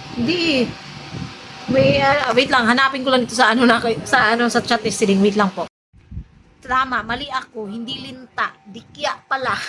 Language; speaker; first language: Filipino; native; Filipino